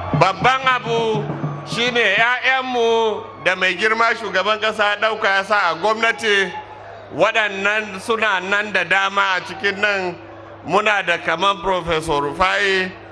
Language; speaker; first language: Hausa; native; Hausa